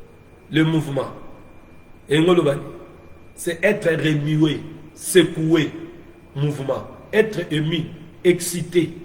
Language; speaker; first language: French; non-native, local second language; Lingala